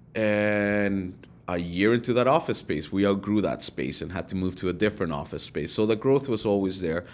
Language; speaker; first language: English; early bilingual, other home language; Spanish